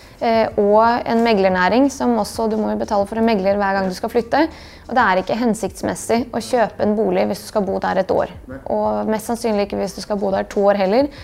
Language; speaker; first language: Norwegian; early bilingual, other home language; Bosnian